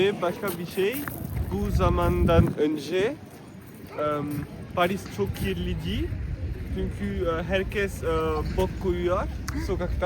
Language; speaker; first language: Turkish; non-native, learner; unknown